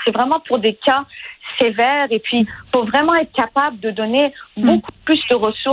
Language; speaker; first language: French; non-native, fluent; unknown